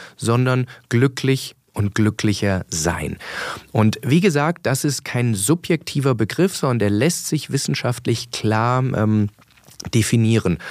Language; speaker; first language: German; early bilingual, other home language; Danish